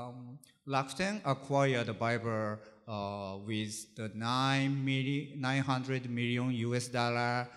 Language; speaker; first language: English; non-native, learner; Japanese